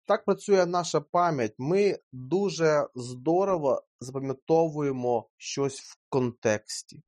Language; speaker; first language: Ukrainian; native; Ukrainian